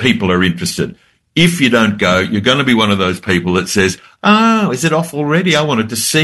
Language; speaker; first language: English; native; English